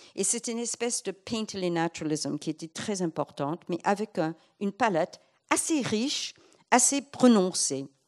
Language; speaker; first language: French; non-native, fluent; English